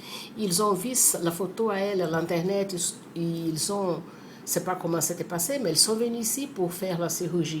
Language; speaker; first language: French; non-native, fluent; Portuguese